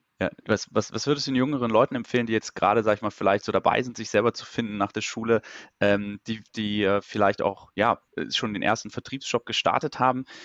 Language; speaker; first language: German; native; German